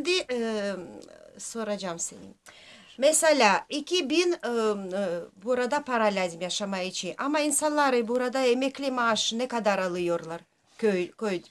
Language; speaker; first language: Turkish; non-native, learner; Russian